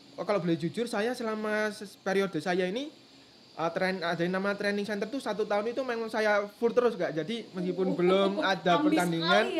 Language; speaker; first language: Indonesian; native; Indonesian